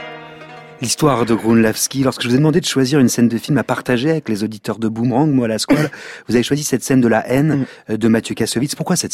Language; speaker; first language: French; native; French